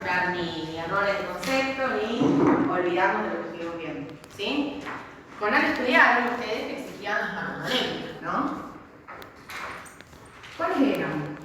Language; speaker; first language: Spanish; native; Spanish